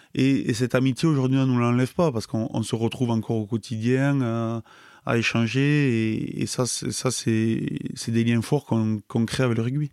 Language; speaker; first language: French; native; French